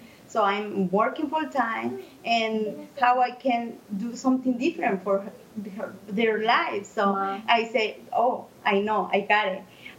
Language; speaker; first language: English; non-native, learner; Spanish